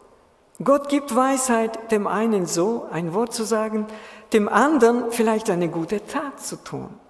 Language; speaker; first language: German; non-native, fluent; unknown